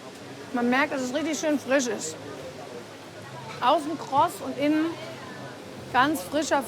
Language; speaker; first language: German; native; German